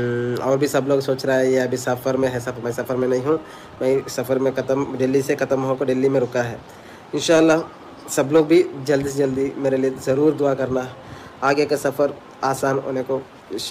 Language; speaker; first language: Hindi; non-native, local second language; Malayalam